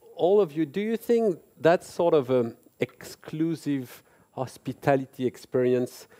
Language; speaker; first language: English; non-native, fluent; French